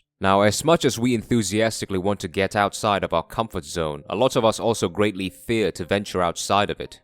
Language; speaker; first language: English; non-native, fluent; Korean